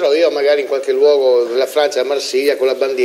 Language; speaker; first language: Italian; native; Italian